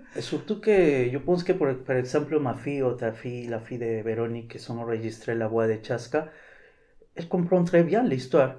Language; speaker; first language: French; non-native, learner; Spanish